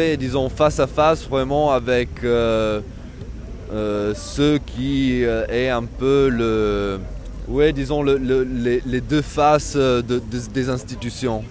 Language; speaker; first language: French; non-native, fluent; Italian